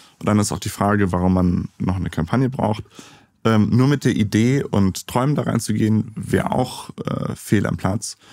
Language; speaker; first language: German; native; German